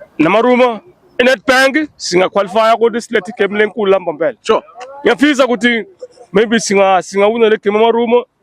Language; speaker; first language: Zulu; non-native, local second language; Swati